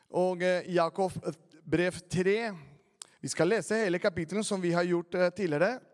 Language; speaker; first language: Norwegian; non-native, fluent; Spanish